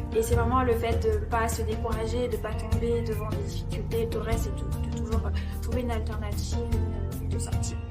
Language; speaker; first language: French; native; French